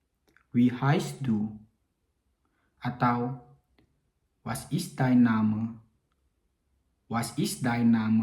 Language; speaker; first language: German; non-native, learner; Indonesian